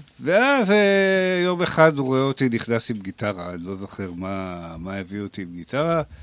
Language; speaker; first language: Hebrew; native; Hebrew